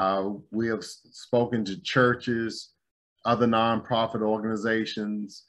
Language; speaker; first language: English; native; English